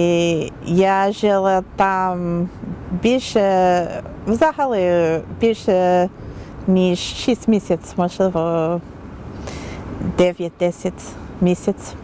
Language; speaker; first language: Ukrainian; non-native, learner; English